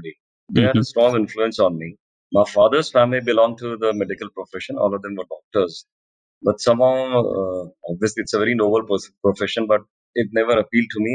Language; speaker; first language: English; non-native, local second language; Hindi